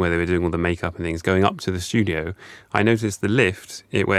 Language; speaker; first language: English; native; English